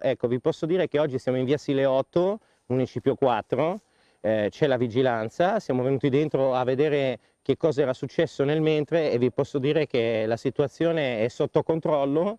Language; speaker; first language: Italian; native; Italian